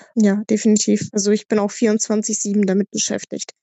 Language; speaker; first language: German; native; German